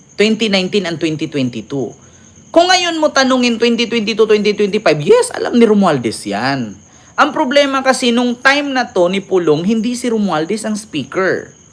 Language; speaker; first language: Filipino; native; Filipino